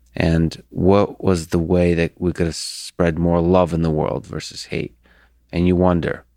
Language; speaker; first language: English; early bilingual, other home language; Russian